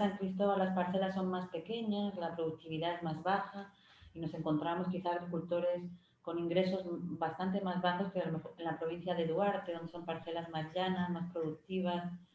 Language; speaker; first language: Spanish; native; Spanish